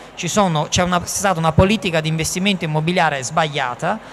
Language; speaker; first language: Italian; native; Italian